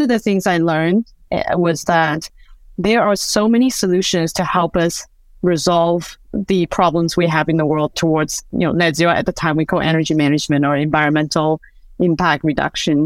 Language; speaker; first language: English; non-native, fluent; Chinese